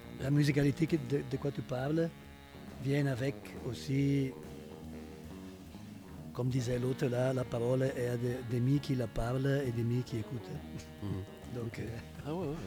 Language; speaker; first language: French; non-native, fluent; Italian